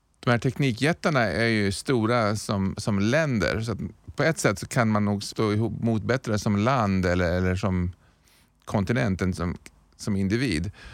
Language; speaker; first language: Swedish; native; Swedish